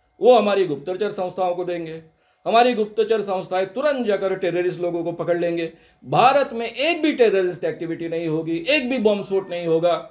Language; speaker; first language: Hindi; non-native, local second language; Marathi